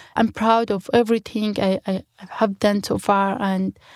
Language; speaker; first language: English; non-native, fluent; Kurdish